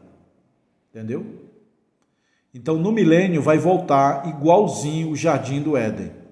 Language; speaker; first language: Portuguese; native; Portuguese